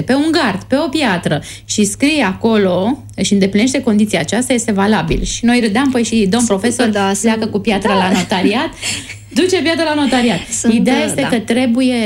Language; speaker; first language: Romanian; native; Romanian